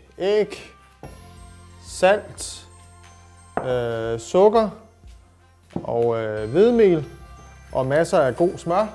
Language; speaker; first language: Danish; native; Danish